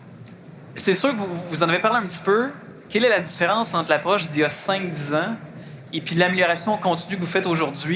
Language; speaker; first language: French; native; French